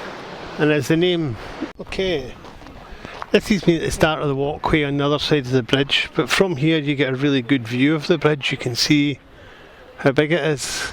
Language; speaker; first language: English; native; English